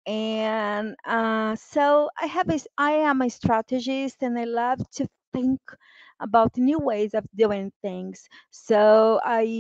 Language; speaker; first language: English; non-native, fluent; Portuguese